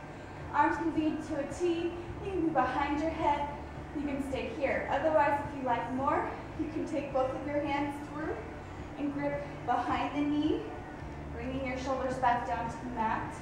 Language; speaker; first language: English; native; English